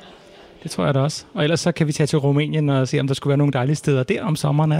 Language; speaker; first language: Danish; native; Danish